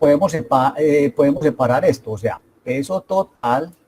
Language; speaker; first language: Spanish; native; Spanish